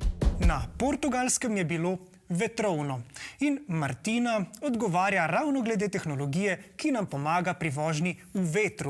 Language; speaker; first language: Slovenian; native; Slovenian